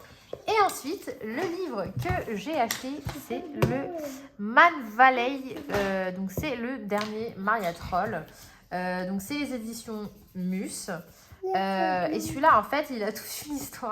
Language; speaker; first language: French; native; French